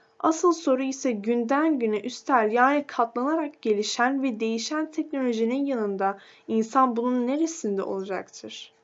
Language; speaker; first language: Turkish; native; Turkish